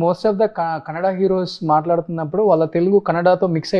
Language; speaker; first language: Telugu; native; Telugu